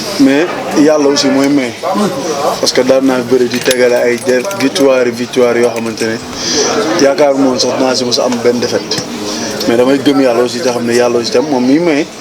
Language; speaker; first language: Wolof; native; Wolof